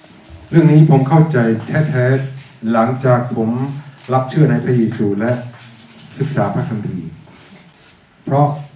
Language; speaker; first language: Thai; non-native, fluent; German